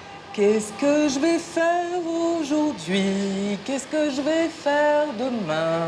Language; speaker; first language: French; native; French